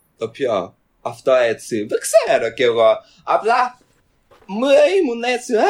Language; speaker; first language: Greek; early bilingual, other home language; Albanian